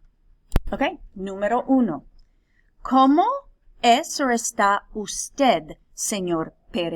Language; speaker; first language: Spanish; non-native, fluent; English